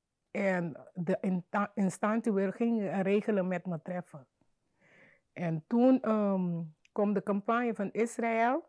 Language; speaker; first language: Dutch; non-native, fluent; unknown